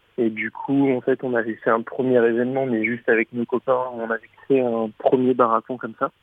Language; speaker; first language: French; native; French